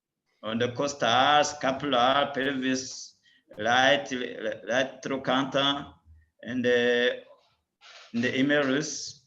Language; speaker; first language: English; non-native, learner; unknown